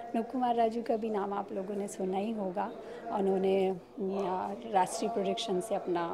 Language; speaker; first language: Hindi; native; Hindi